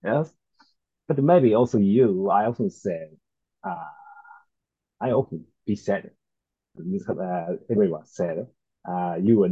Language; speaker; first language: English; non-native, learner; Japanese